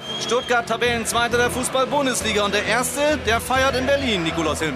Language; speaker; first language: German; native; German